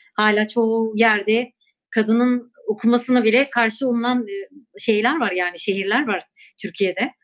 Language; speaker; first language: Turkish; non-native, local second language; Kurdish